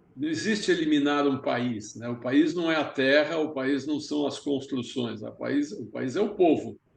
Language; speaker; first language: Portuguese; early bilingual, other home language; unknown